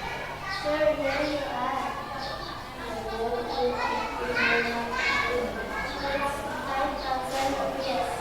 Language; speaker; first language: English; non-native, learner; Indonesian